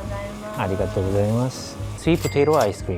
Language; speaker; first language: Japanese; non-native, fluent; English